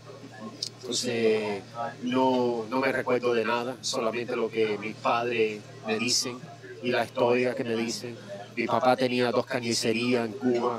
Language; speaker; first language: Spanish; early bilingual, heritage; Spanish